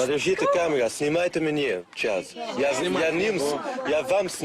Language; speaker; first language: Russian; non-native, local second language; Chechen